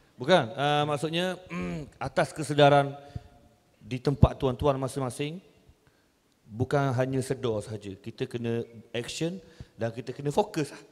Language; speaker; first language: Malay; native; Malay